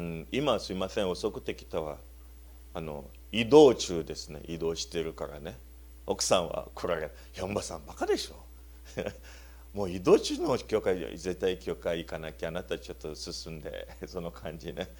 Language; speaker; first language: Japanese; non-native, learner; Luba-Lulua